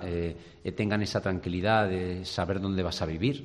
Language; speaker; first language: Spanish; native; Spanish